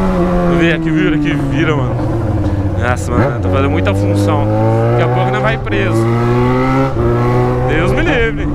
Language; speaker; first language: Portuguese; native; Portuguese